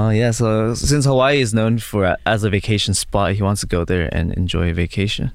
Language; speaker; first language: English; early bilingual, other home language; Korean